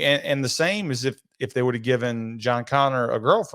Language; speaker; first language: English; native; English